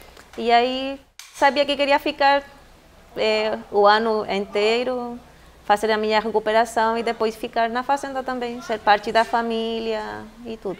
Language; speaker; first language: Portuguese; non-native, fluent; Spanish